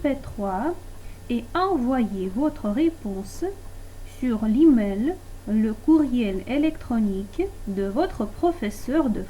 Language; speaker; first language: French; non-native, fluent; Russian